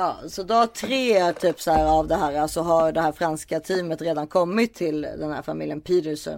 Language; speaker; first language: Swedish; native; Swedish